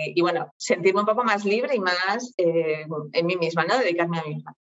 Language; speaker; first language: Spanish; native; Spanish